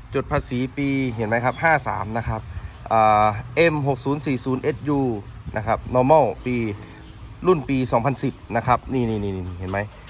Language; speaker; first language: Thai; native; Thai